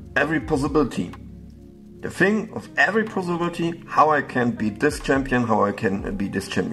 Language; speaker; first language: English; non-native, learner; German